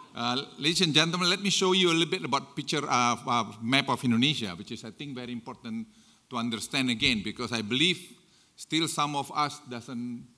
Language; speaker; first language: English; non-native, fluent; Indonesian